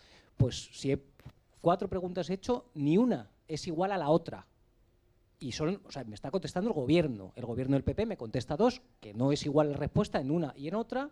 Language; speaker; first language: Spanish; native; Spanish